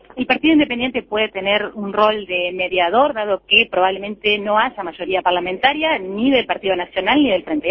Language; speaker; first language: Spanish; native; Spanish